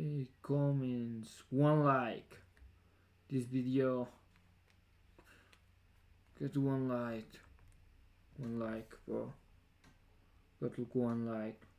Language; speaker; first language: English; non-native, fluent; Spanish